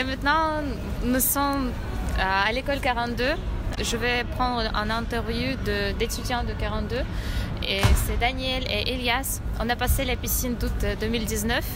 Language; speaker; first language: French; non-native, learner; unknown